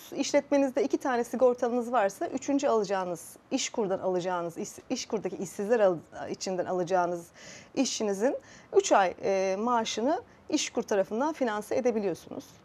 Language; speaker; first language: Turkish; native; Turkish